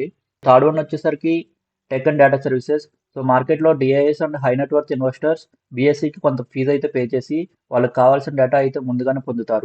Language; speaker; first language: Telugu; native; Telugu